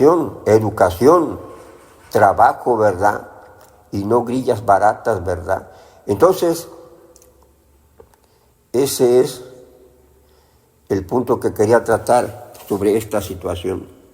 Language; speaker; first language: Spanish; native; Spanish